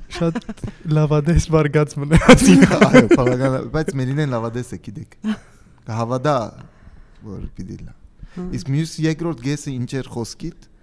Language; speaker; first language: Armenian; early bilingual, heritage; Armenian